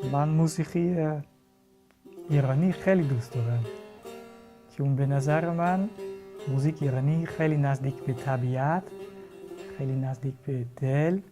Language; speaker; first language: Persian; non-native, learner; Dutch